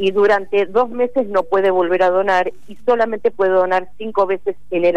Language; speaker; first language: Spanish; native; Spanish